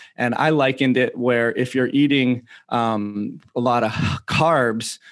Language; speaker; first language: English; native; English